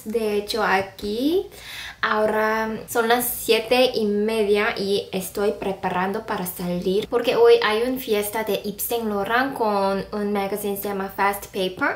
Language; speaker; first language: Spanish; non-native, fluent; Korean